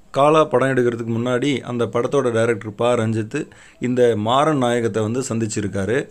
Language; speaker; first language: Tamil; native; Tamil